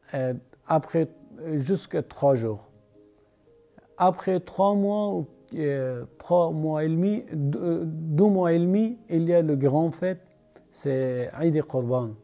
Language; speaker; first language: French; non-native, learner; Persian